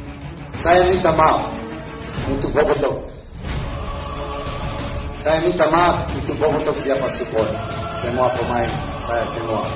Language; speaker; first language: Indonesian; non-native, learner; Serbian